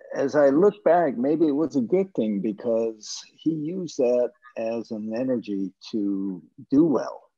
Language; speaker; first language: English; non-native, fluent; Japanese